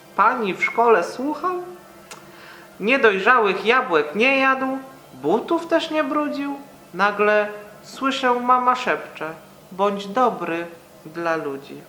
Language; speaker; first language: Polish; native; Polish